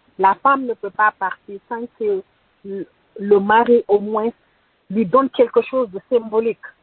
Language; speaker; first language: French; non-native, local second language; Bambara